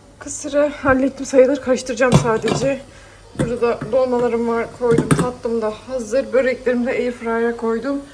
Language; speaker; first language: Turkish; native; Turkish